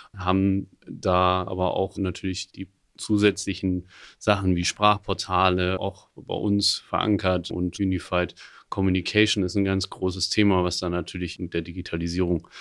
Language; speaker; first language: German; native; German